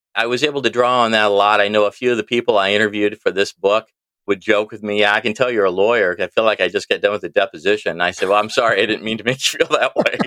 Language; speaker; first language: English; native; English